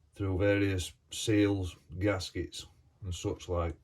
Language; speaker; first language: English; native; English